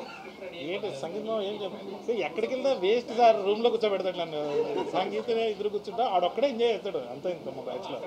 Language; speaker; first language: Telugu; native; Telugu